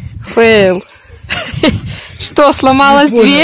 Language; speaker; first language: Russian; native; Russian